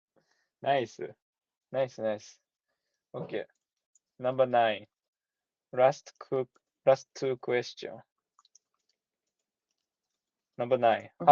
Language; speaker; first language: English; non-native, learner; Japanese